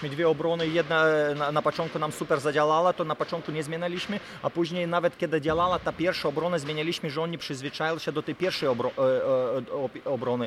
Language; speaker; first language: Polish; non-native, fluent; Lithuanian